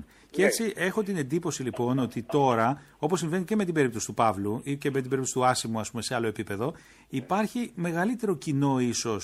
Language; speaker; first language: Greek; native; Greek